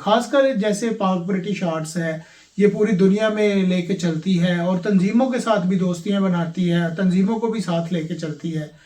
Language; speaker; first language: Urdu; non-native, local second language; Punjabi